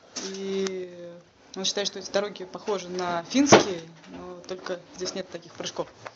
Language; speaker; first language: Russian; native; Russian